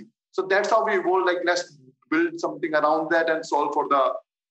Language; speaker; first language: English; non-native, local second language; Hindi